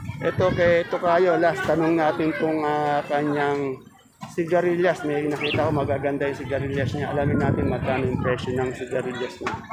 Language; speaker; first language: Filipino; native; Filipino